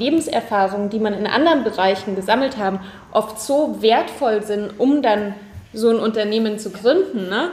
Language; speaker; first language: German; native; German